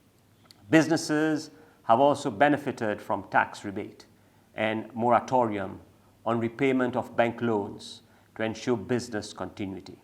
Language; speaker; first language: English; non-native, local second language; Seselwa Creole French